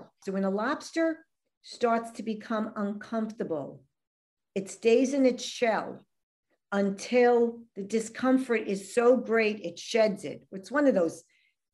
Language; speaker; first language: English; native; English